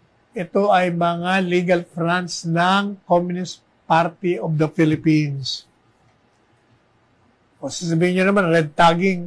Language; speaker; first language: Filipino; native; Filipino